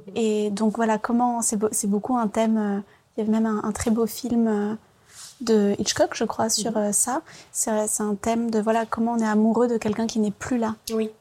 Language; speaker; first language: French; early bilingual, other home language; Vietnamese